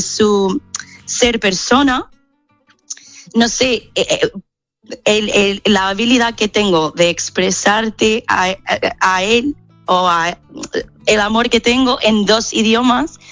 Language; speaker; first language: Spanish; non-native, fluent; English